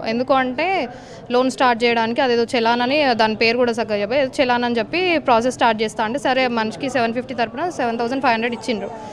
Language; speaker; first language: Telugu; native; Telugu